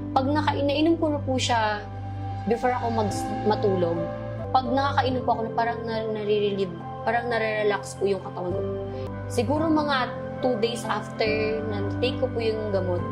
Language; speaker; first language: Filipino; non-native, local second language; Bikol